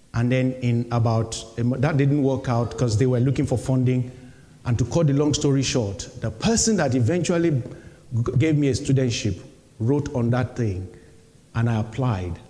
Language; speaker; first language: English; non-native, local second language; Yoruba